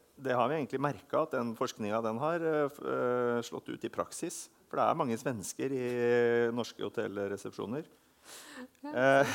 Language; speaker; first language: Norwegian; native; Norwegian